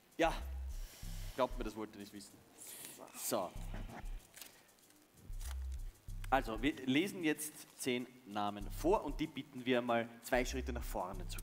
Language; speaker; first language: German; native; German